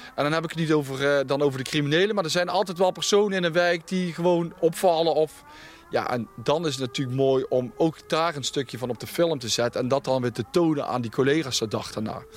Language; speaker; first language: Dutch; native; Dutch